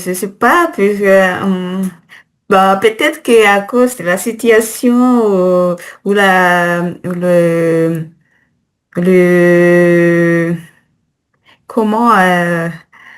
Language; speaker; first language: French; non-native, learner; Malagasy